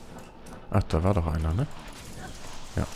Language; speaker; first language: German; native; German